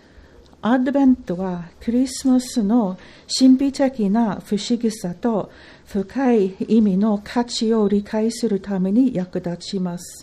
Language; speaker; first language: Japanese; non-native, fluent; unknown